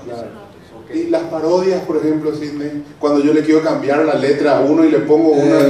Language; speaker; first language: Spanish; native; Spanish